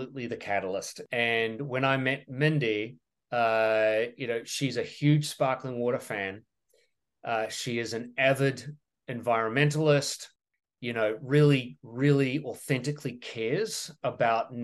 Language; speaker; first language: English; native; English